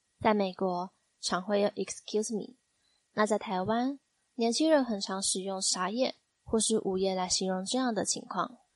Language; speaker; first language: Chinese; native; Chinese